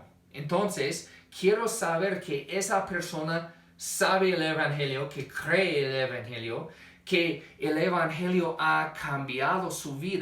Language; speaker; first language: Spanish; non-native, fluent; English